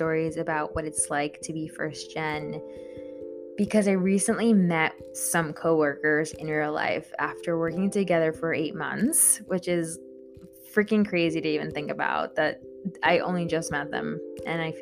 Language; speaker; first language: English; early bilingual, other home language; Spanish